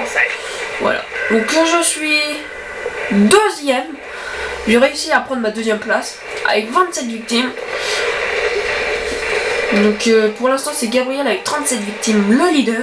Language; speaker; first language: French; native; French